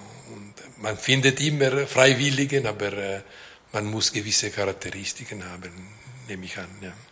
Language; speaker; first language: German; non-native, local second language; French